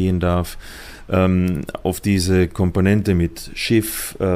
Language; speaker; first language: German; native; German